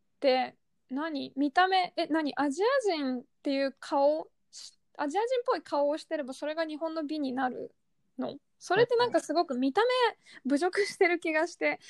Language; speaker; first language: Japanese; early bilingual, other home language; Russian